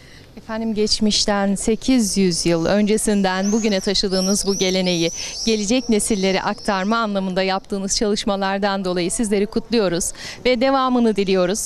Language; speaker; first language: Turkish; native; Turkish